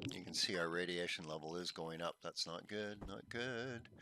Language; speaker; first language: English; native; English